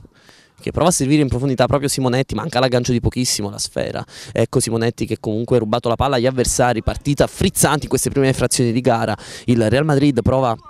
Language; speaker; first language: Italian; native; Italian